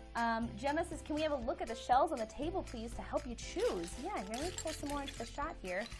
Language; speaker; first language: English; native; English